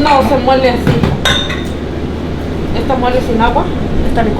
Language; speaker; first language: Spanish; native; Spanish